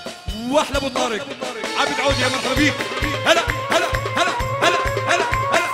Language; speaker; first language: Arabic; native; Arabic